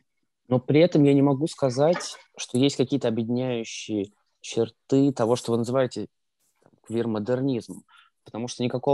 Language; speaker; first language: Russian; native; Russian